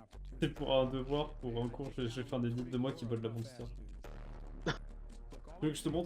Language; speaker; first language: French; native; French